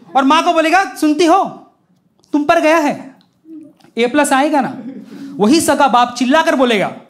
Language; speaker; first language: Hindi; non-native, local second language; Gujarati